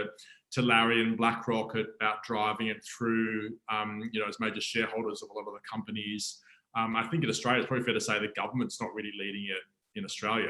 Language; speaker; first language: English; native; English